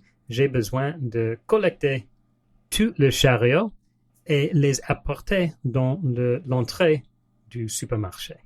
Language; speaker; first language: French; non-native, learner; English